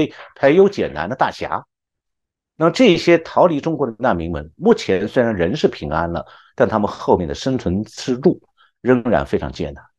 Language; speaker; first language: Chinese; native; Chinese